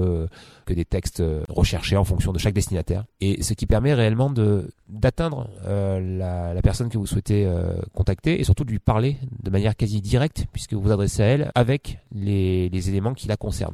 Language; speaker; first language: French; native; French